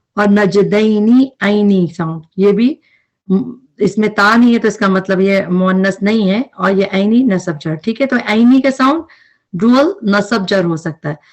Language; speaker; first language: Urdu; native; Urdu